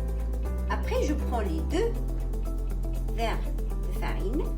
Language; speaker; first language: French; non-native, local second language; Arabic